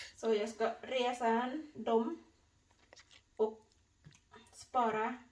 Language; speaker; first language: Swedish; non-native, learner; Thai